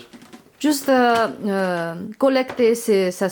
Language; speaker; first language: French; non-native, learner; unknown